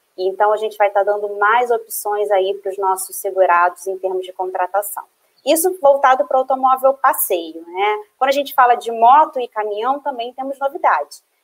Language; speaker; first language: Portuguese; native; Portuguese